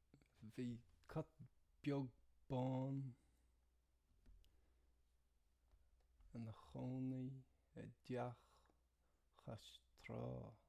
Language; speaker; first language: Irish; non-native, learner; English